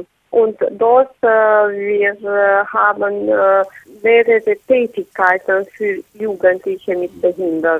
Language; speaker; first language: German; non-native, learner; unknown